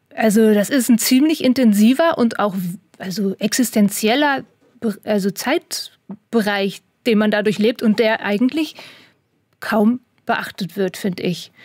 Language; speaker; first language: German; native; German